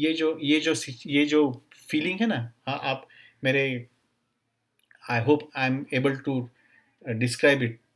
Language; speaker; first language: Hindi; non-native, local second language; Marathi